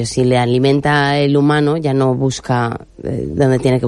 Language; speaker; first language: Spanish; native; Spanish